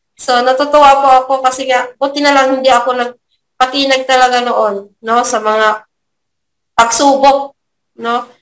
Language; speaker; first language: Filipino; native; Filipino